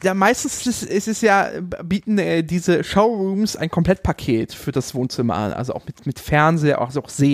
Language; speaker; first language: German; native; German